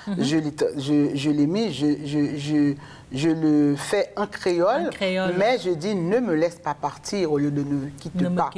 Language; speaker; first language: French; native; French